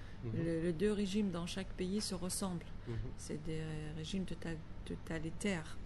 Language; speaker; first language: French; non-native, fluent; Arabic